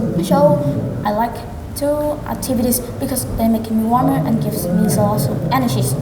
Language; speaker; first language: English; non-native, learner; Vietnamese